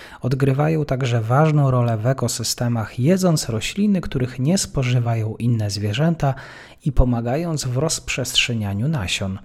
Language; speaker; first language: Polish; native; Polish